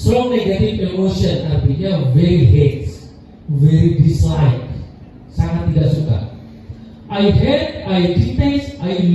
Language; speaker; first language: English; non-native, learner; Indonesian